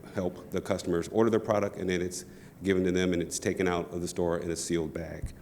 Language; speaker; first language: English; native; English